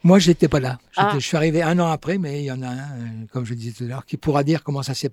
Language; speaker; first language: French; native; French